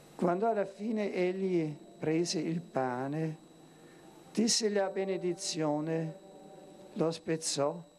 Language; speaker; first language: Italian; non-native, fluent; German